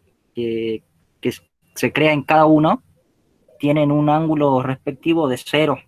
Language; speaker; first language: Spanish; native; Spanish